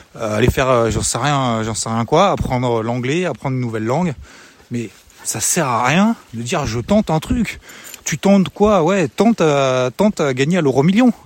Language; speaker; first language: French; native; French